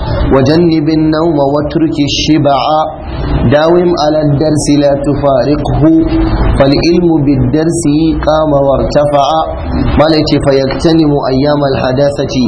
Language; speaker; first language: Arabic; non-native, fluent; Hausa